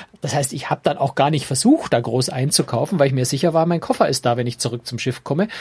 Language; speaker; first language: German; native; German